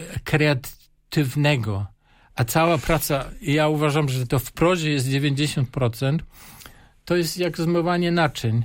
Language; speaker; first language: Polish; non-native, fluent; German